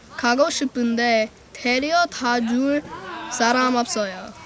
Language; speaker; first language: Korean; non-native, learner; English